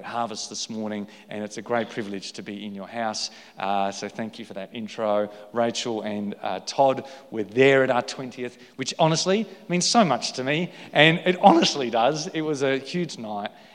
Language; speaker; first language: English; native; English